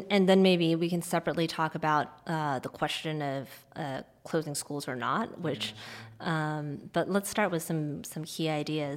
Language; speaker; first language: English; non-native, local second language; Cantonese